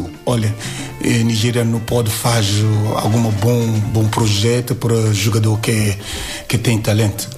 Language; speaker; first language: Portuguese; non-native, learner; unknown